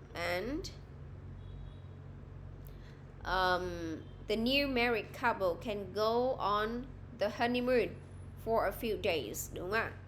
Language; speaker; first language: English; non-native, fluent; Vietnamese